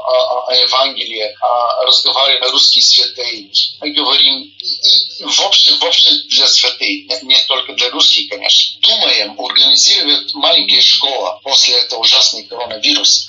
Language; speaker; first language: Russian; non-native, learner; Bulgarian